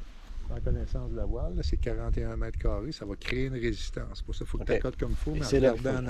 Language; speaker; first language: French; native; French